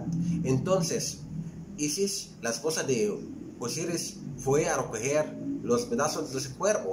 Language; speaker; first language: Spanish; non-native, fluent; Arabic